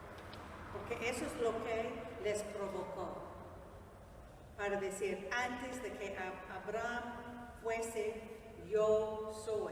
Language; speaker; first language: Spanish; non-native, fluent; English